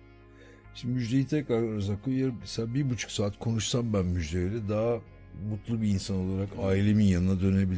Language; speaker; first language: Turkish; native; Turkish